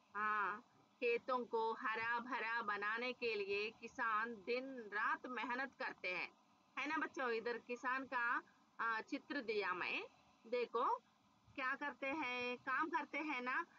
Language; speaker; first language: Hindi; non-native, local second language; Telugu